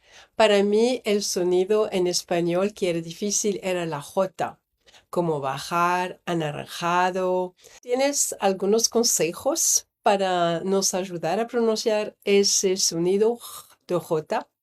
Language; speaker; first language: Spanish; non-native, fluent; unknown